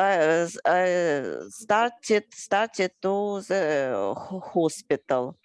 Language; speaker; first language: English; non-native, learner; Russian